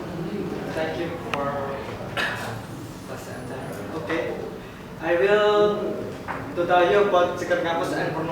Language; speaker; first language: English; non-native, learner; Indonesian